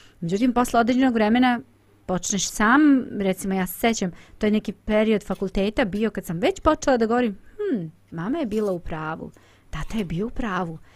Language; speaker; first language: Bosnian; native; Bosnian